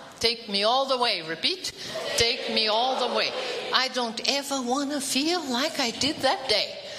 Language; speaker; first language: English; non-native, fluent; Portuguese